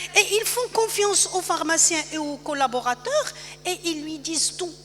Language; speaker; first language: French; non-native, local second language; Arabic